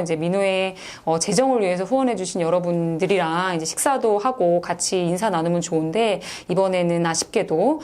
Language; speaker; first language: Korean; native; Korean